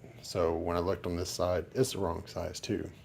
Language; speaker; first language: English; native; English